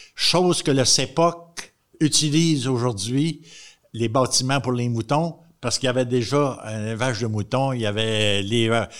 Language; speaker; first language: French; native; French